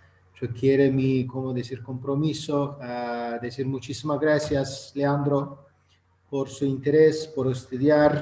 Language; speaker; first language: Spanish; non-native, learner; Azerbaijani